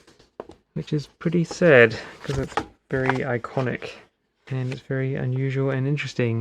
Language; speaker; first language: English; native; English